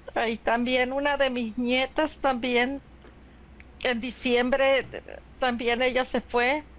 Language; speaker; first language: Spanish; native; Spanish